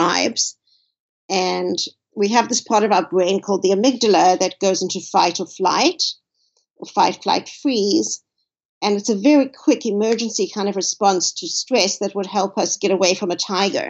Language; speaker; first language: English; native; English